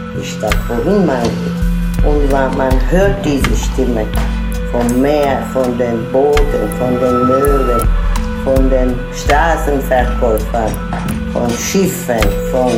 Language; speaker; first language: German; non-native, fluent; Turkish